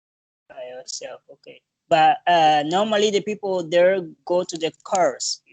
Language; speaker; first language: English; non-native, learner; Portuguese